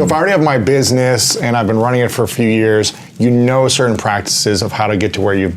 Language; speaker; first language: English; native; English